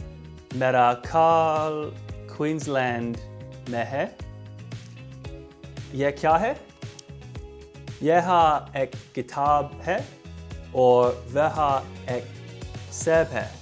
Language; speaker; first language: Hindi; non-native, learner; English